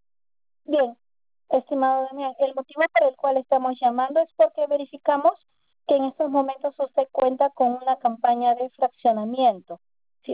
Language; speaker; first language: Spanish; native; Spanish